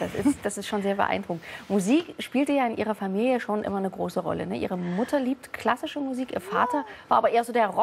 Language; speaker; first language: German; native; German